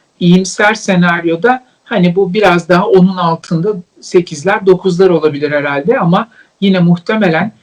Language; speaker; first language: Turkish; native; Turkish